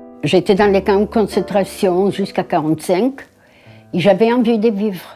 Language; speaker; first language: French; non-native, fluent; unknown